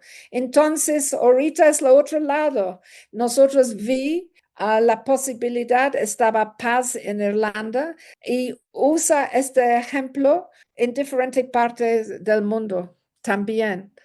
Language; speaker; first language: Spanish; non-native, learner; English